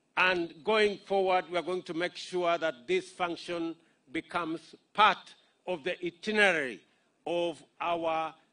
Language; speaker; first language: English; non-native, local second language; Kalenjin